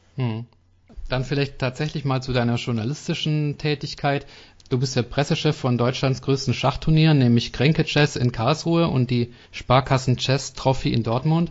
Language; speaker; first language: German; native; German